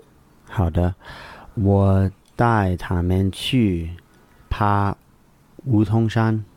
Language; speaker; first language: Chinese; non-native, learner; English